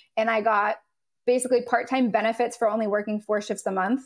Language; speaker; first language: English; native; English